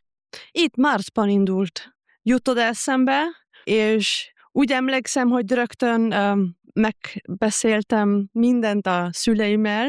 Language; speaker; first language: Hungarian; non-native, fluent; German